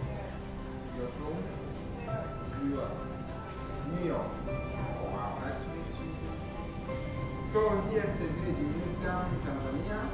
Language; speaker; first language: English; non-native, local second language; Swahili